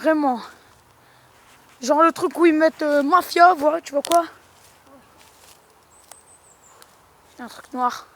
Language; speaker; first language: French; native; French